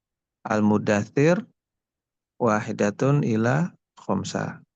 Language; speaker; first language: Arabic; non-native, learner; Indonesian